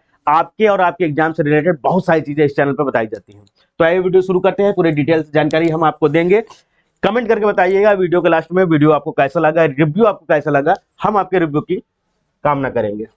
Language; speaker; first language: Hindi; native; Hindi